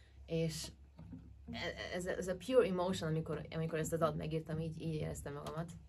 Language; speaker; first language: Hungarian; early bilingual, heritage; Hungarian